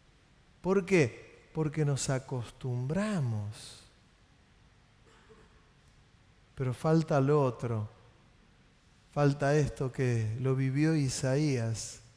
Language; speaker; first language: Spanish; native; Spanish